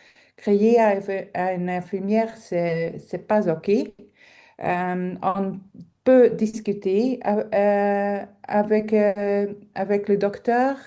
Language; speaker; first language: French; non-native, local second language; Dutch